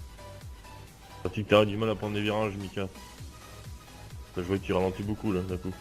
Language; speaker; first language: French; native; French